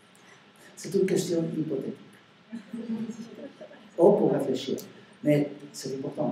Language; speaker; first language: French; non-native, learner; Spanish